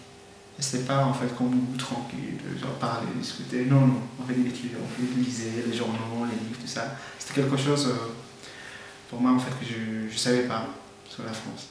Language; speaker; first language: French; non-native, fluent; Persian